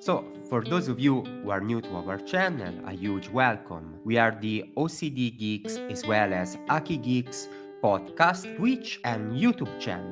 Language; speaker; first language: English; non-native, fluent; Italian